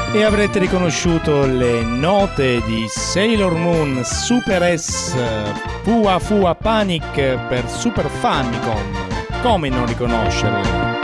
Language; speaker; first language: Italian; native; Italian